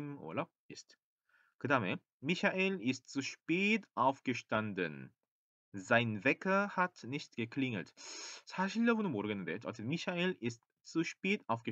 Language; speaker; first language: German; non-native, fluent; Korean